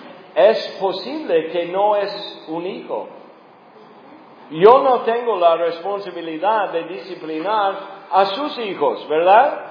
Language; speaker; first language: Spanish; non-native, fluent; English